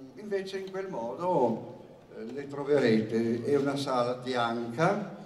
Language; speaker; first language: Italian; native; Italian